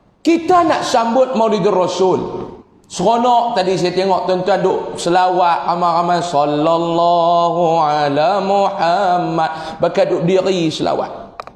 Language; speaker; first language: Malay; native; Malay